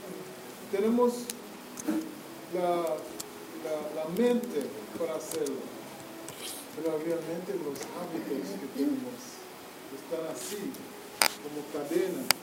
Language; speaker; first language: Spanish; non-native, fluent; English